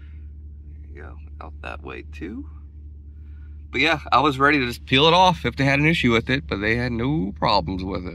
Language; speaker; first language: English; native; English